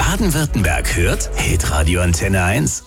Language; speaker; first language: German; native; German